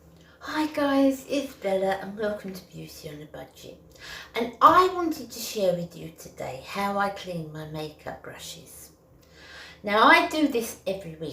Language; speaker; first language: English; native; English